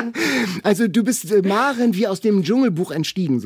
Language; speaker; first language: German; native; German